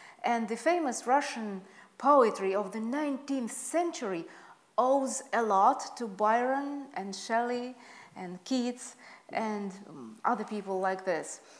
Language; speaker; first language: English; non-native, fluent; Russian